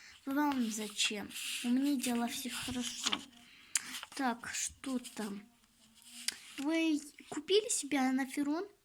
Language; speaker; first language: Russian; non-native, local second language; Kazakh